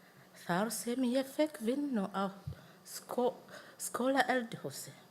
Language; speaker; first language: Icelandic; non-native, learner; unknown